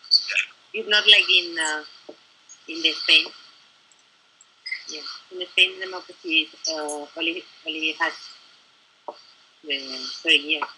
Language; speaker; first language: English; non-native, learner; Spanish